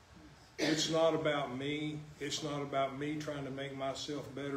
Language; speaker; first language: English; native; English